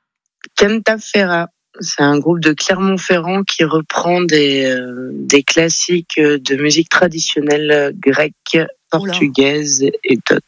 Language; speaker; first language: French; native; French